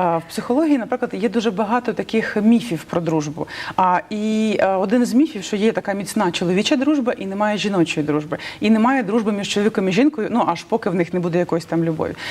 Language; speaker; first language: Ukrainian; non-native, local second language; Russian